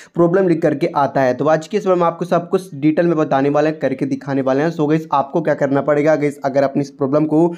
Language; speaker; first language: Hindi; native; Hindi